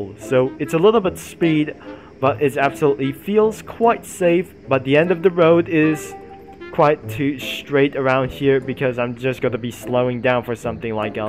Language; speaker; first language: English; non-native, learner; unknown